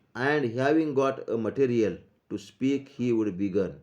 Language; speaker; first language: English; non-native, local second language; Marathi